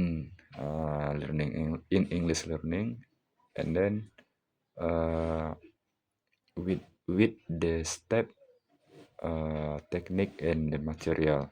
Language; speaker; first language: English; non-native, learner; Indonesian